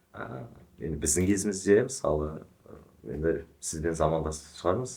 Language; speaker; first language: Kazakh; native; Kazakh